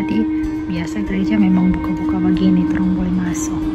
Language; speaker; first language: Indonesian; non-native, local second language; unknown